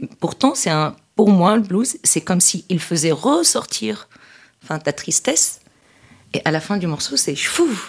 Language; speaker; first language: French; non-native, local second language; Arabic